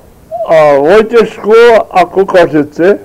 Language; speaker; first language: Czech; early bilingual, heritage; Czech